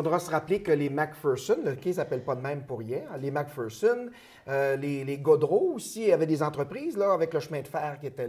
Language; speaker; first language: French; native; French